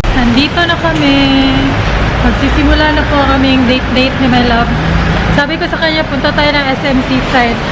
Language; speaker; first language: Filipino; non-native, local second language; Cebuano